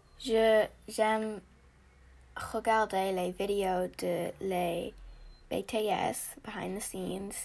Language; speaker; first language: French; non-native, learner; English